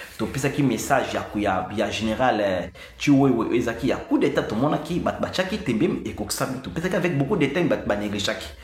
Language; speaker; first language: Lingala; non-native, local second language; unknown